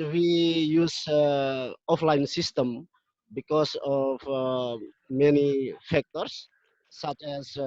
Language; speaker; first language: English; non-native, fluent; Indonesian